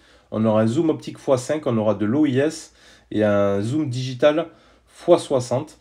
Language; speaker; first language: French; native; French